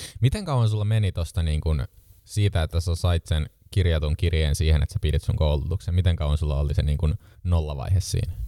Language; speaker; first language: Finnish; native; Finnish